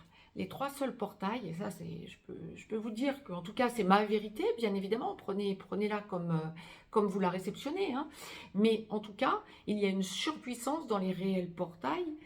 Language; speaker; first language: French; native; French